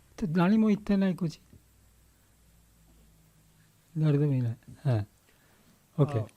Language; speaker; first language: Japanese; non-native, learner; Bangla